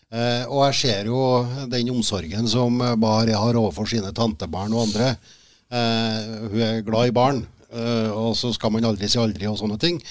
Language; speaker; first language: Norwegian; native; Norwegian